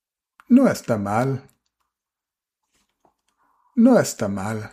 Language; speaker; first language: Spanish; non-native, fluent; German